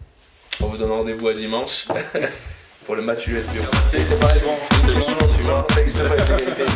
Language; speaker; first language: French; native; French